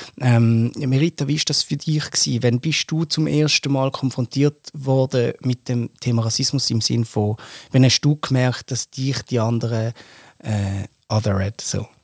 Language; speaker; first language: German; native; German